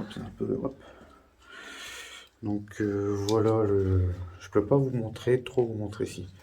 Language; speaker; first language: French; native; French